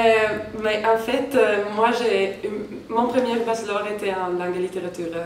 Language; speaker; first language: French; non-native, fluent; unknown